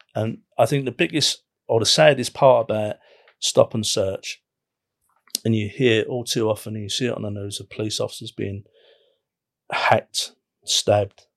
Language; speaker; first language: English; native; English